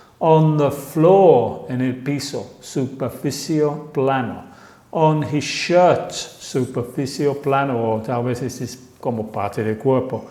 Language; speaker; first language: Spanish; non-native, fluent; English